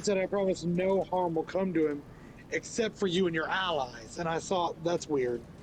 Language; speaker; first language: English; native; English